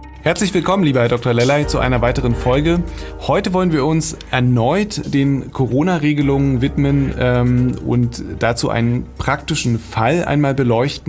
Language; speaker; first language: German; native; German